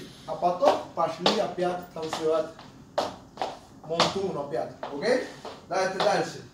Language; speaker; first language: Russian; non-native, fluent; Spanish